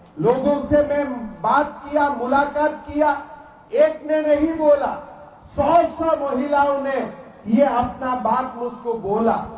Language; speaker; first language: Hindi; non-native, local second language; Assamese